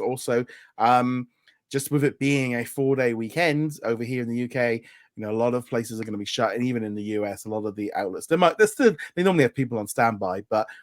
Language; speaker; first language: English; native; English